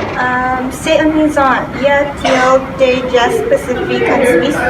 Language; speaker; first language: French; non-native, learner; English